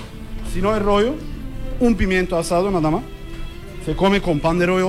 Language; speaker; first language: Spanish; non-native, learner; Turkish